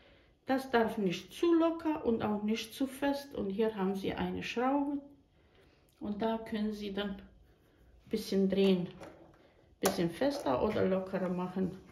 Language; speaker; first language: German; non-native, fluent; Bosnian